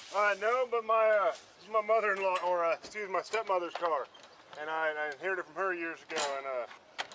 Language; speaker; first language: English; native; English